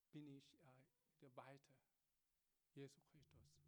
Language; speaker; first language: German; non-native, learner; Korean